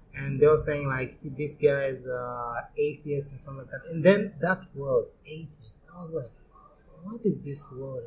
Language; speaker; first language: English; non-native, local second language; Swahili